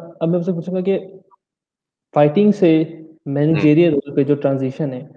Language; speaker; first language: Urdu; native; Urdu